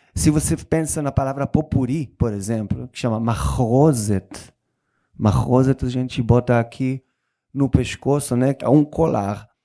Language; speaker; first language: Portuguese; non-native, fluent; Hebrew